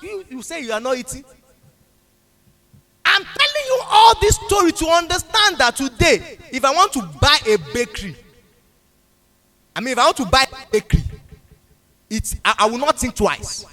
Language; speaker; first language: English; non-native, local second language; Yoruba